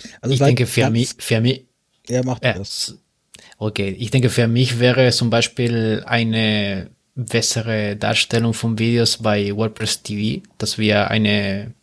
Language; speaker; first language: German; non-native, learner; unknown